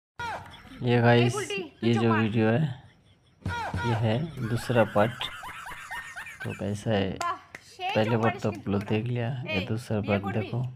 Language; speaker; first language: Hindi; non-native, local second language; Bangla